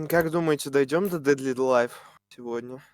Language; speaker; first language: Russian; native; Russian